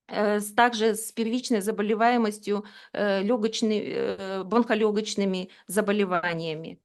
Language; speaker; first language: Russian; native; Russian